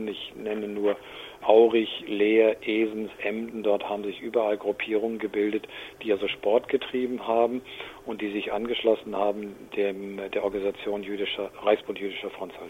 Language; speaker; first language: German; native; German